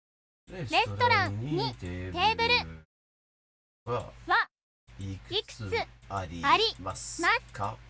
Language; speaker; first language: Japanese; non-native, fluent; English